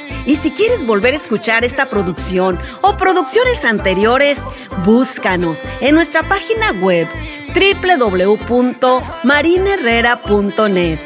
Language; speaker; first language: Spanish; native; Spanish